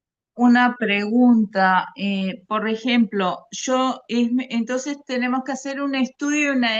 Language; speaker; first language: Spanish; native; Spanish